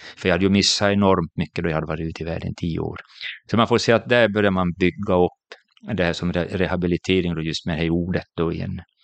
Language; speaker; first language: Swedish; native; Swedish